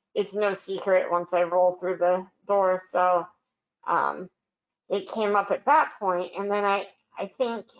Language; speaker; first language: English; native; English